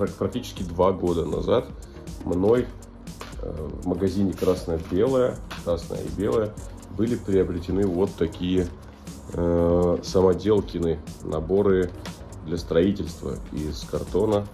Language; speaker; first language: Russian; native; Russian